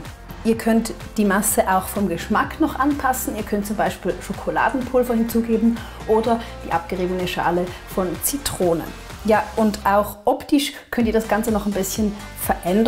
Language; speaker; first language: German; native; German